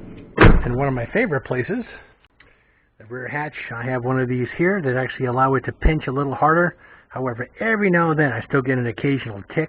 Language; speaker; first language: English; native; English